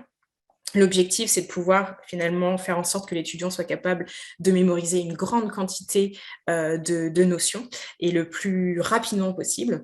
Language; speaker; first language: French; native; French